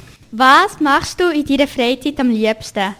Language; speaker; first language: German; native; German